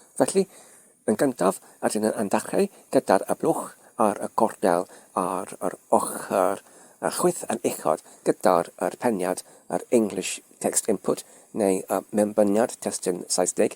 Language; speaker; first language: Welsh; non-native, learner; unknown